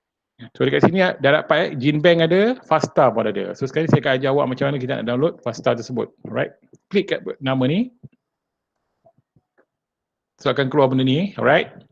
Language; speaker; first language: Malay; native; Malay